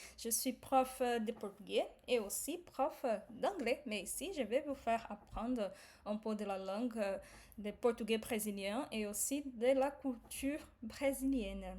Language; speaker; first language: French; non-native, fluent; Portuguese